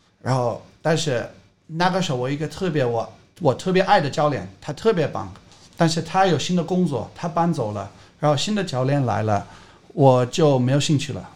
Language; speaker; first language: Chinese; non-native, fluent; English